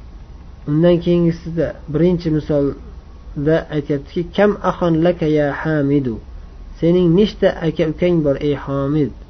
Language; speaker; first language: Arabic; non-native, fluent; Uzbek